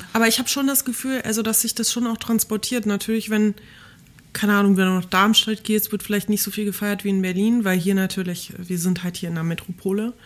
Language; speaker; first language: German; early bilingual, other home language; Polish